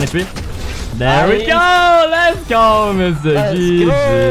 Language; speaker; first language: English; native; English